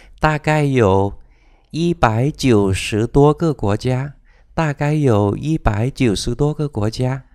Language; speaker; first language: Chinese; non-native, fluent; Vietnamese